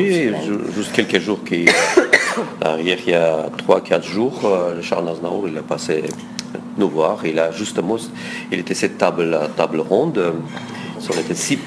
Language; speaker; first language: French; non-native, fluent; Russian